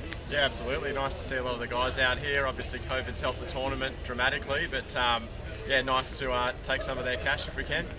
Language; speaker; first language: English; native; English